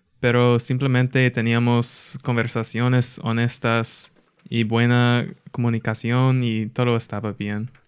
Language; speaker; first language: Spanish; non-native, fluent; English